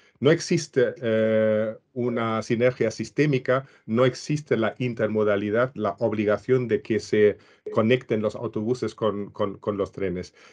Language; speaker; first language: Spanish; non-native, fluent; German